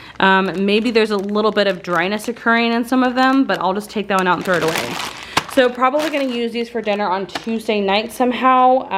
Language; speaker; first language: English; native; English